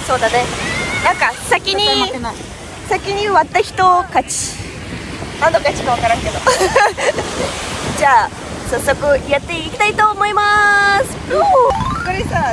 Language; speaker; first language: Japanese; non-native, fluent; German